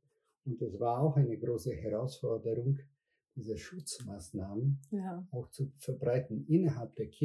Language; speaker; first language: German; non-native, fluent; Spanish